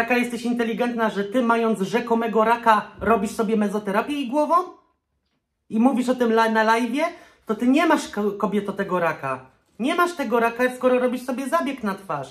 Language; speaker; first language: Polish; native; Polish